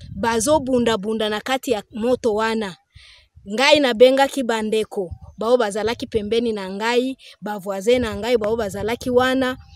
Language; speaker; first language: Lingala; non-native, local second language; Swahili